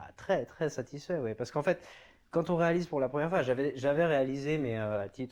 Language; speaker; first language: French; native; French